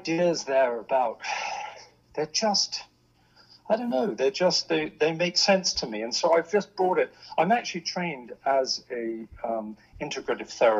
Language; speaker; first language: English; native; English